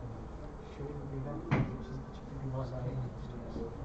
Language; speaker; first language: Turkish; native; Turkish